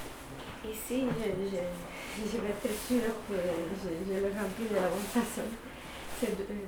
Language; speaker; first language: French; non-native, fluent; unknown